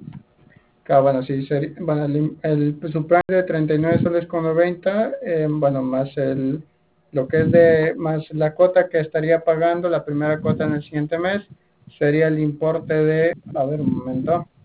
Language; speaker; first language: Spanish; native; Spanish